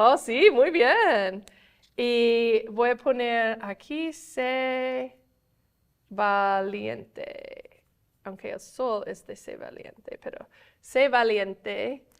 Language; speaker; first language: Spanish; non-native, fluent; English